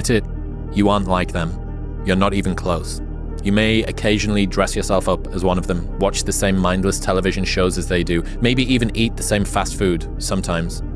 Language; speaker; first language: English; native; English